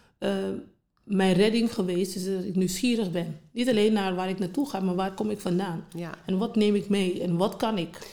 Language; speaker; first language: Dutch; non-native, local second language; English